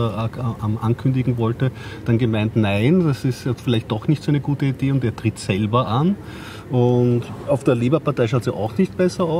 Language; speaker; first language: German; native; German